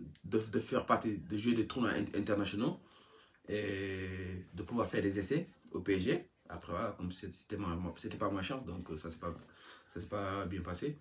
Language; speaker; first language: French; non-native, local second language; Wolof